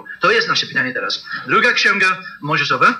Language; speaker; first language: Polish; non-native, learner; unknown